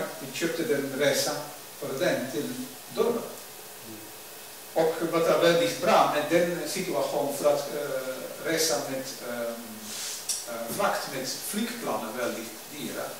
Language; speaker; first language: Swedish; non-native, learner; Dutch